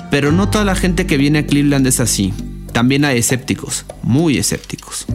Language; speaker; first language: Spanish; native; Spanish